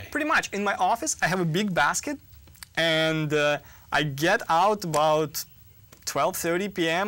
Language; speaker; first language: English; non-native, fluent; Russian